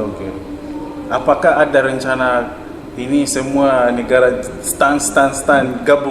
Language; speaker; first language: Indonesian; non-native, fluent; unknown